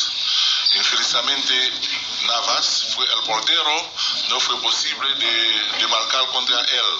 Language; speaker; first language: Spanish; non-native, fluent; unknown